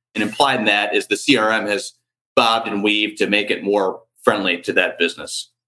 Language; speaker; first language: English; native; English